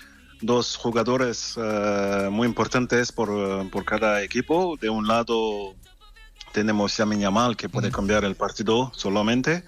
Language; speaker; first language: Spanish; non-native, fluent; French